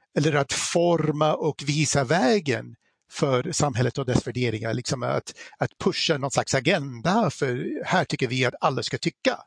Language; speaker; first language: Swedish; non-native, fluent; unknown